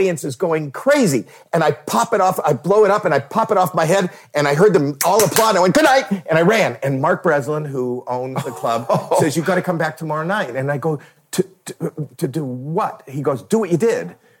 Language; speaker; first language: English; native; English